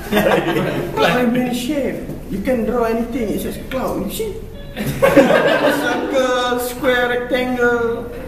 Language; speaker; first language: English; non-native, local second language; Malay